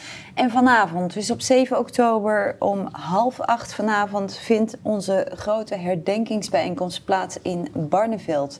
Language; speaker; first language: Dutch; native; Dutch